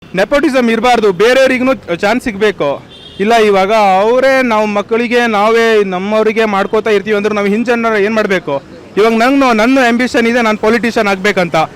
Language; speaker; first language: Kannada; native; Kannada